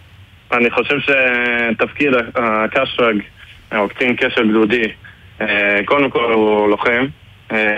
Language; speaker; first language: Hebrew; non-native, fluent; English